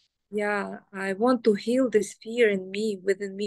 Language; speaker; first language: English; non-native, learner; Russian